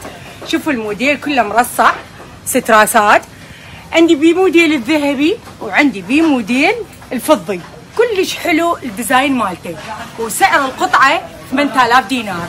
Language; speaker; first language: Arabic; native; Arabic